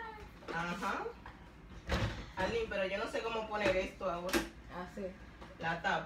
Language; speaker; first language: Spanish; native; Spanish